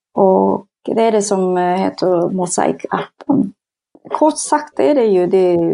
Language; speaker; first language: Swedish; non-native, fluent; Japanese